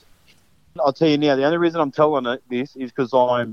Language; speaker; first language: English; native; English